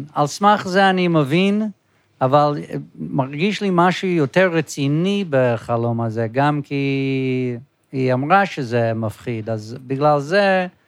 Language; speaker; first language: Hebrew; non-native, fluent; English